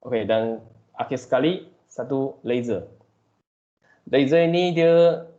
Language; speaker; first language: Malay; non-native, local second language; Chinese